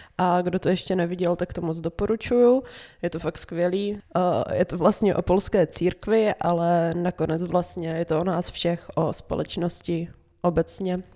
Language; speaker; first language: Czech; native; Czech